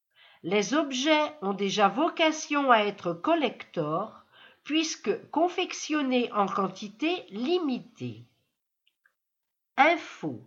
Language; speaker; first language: French; native; French